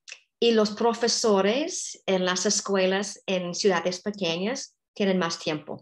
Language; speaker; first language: Spanish; non-native, fluent; English